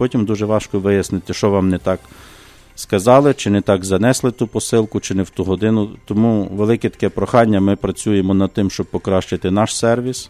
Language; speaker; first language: Ukrainian; native; Ukrainian